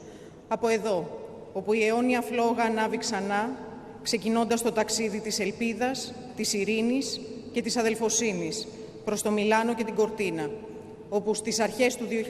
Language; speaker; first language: Greek; native; Greek